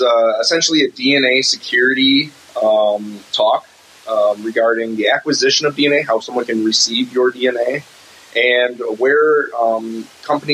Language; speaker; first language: English; native; English